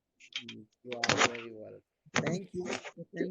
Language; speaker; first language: Hindi; non-native, local second language; Pashto